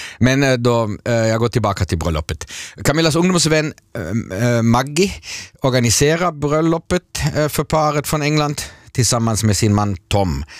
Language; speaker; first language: Swedish; native; Swedish